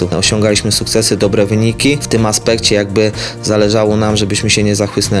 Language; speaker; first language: Polish; native; Polish